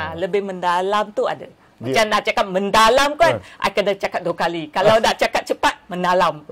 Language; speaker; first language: Malay; non-native, local second language; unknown